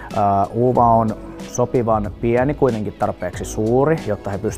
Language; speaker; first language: Finnish; native; Finnish